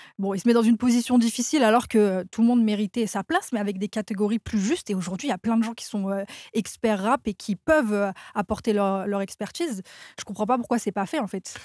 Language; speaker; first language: French; native; French